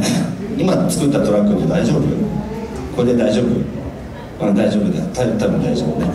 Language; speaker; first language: Japanese; native; Japanese